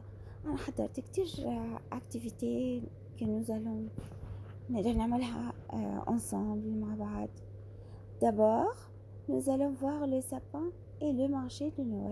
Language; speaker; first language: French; non-native, fluent; Arabic